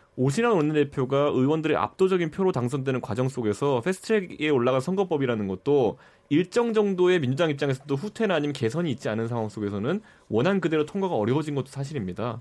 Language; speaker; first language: Korean; native; Korean